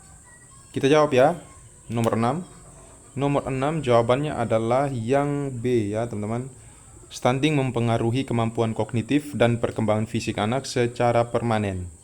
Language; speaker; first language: Indonesian; native; Indonesian